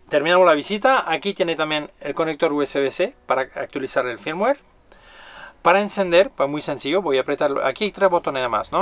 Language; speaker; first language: Spanish; non-native, fluent; French